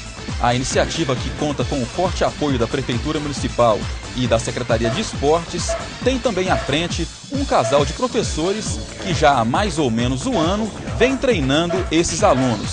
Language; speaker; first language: Portuguese; native; Portuguese